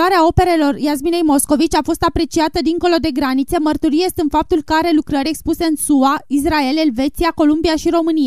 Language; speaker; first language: Romanian; native; Romanian